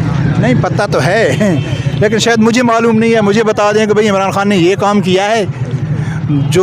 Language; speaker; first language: Urdu; native; Urdu